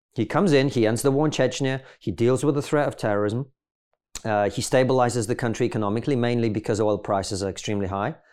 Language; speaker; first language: English; non-native, fluent; Russian